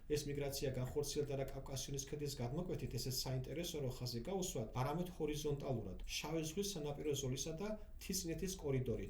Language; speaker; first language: Georgian; native; Georgian